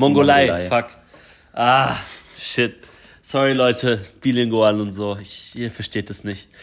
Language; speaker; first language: German; native; German